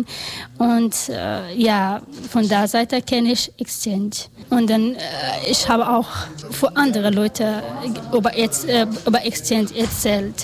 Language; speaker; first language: German; non-native, learner; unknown